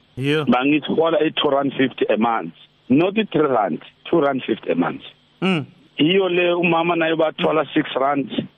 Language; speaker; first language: Zulu; non-native, local second language; Tsonga